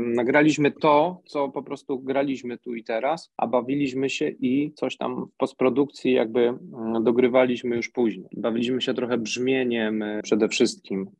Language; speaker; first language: Polish; native; Polish